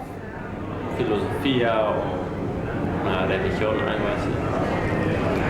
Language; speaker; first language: Spanish; non-native, fluent; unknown